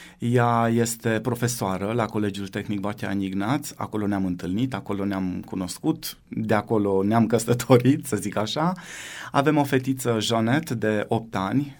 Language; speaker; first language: Romanian; native; Romanian